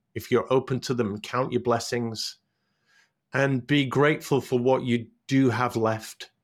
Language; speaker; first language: English; native; English